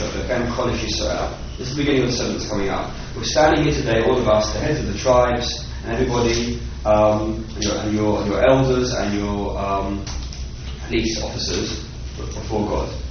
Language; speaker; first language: English; native; English